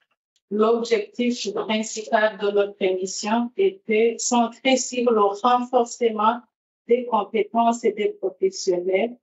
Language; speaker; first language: French; non-native, local second language; Rundi